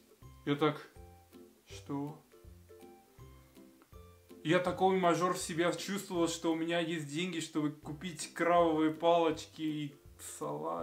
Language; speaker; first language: Russian; non-native, fluent; Spanish